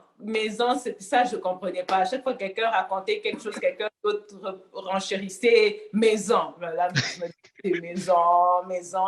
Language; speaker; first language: French; non-native, local second language; Lingala